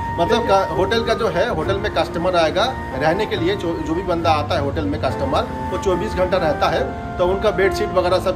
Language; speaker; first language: Hindi; non-native, local second language; Bangla